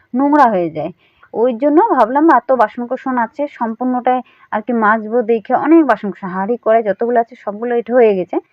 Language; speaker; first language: Bangla; non-native, local second language; Rangpuri